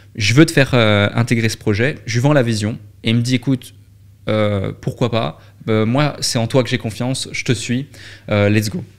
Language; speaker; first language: French; native; French